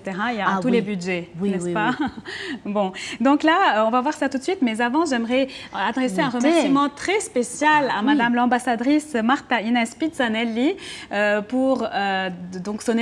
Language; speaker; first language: French; non-native, local second language; Arabic